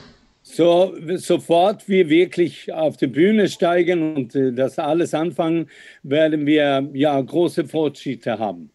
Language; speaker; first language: German; non-native, fluent; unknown